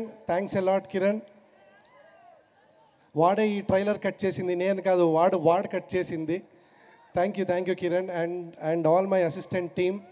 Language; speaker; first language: Telugu; non-native, fluent; Kannada